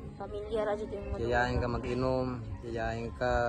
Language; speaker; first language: Filipino; native; Filipino